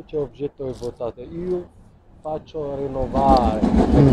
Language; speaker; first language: Italian; non-native, learner; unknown